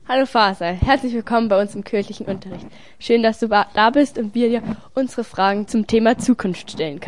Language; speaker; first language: German; native; German